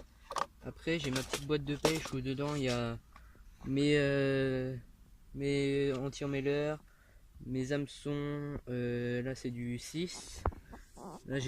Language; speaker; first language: French; native; French